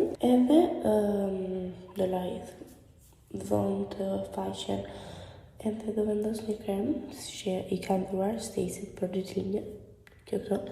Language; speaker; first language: Albanian; early bilingual, heritage; Albanian